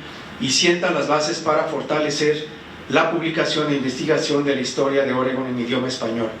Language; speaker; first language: Spanish; native; Spanish